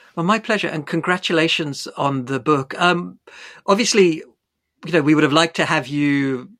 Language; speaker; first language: English; native; English